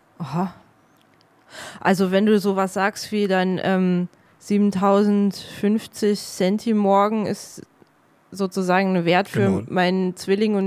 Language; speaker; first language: German; native; German